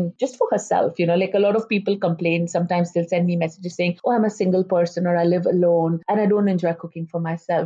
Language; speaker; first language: English; non-native, local second language; Hindi